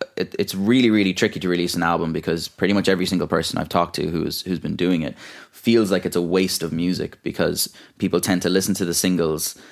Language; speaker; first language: English; native; English